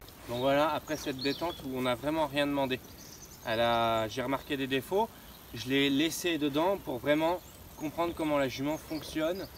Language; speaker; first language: French; native; French